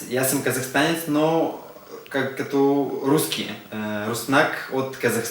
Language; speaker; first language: Bulgarian; non-native, learner; Russian